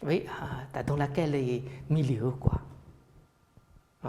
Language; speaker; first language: French; non-native, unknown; Chinese